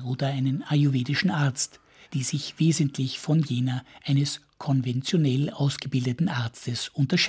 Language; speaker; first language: German; native; German